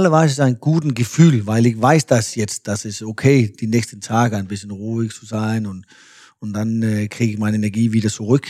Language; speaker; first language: German; non-native, fluent; Danish